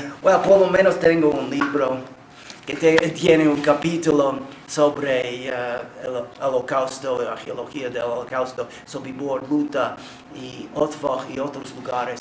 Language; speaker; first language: Spanish; non-native, fluent; English